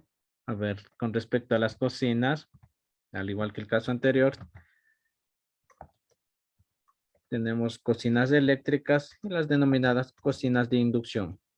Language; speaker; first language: Spanish; native; Spanish